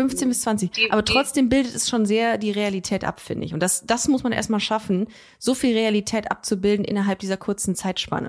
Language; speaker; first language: German; native; German